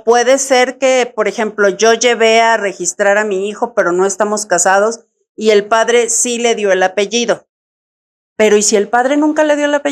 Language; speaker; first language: Spanish; native; Spanish